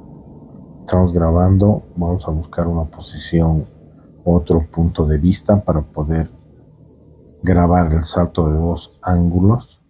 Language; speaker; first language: Spanish; native; Spanish